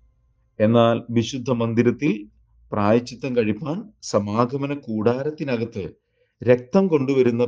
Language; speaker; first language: Malayalam; native; Malayalam